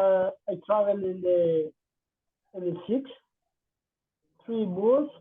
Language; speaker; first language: English; non-native, learner; Spanish